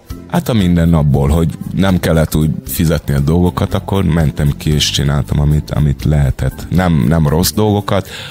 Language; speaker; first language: Hungarian; non-native, fluent; English